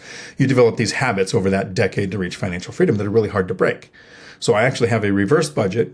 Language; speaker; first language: English; native; English